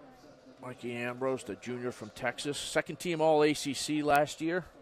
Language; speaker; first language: English; native; English